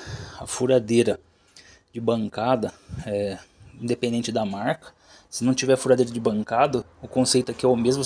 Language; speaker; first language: Portuguese; native; Portuguese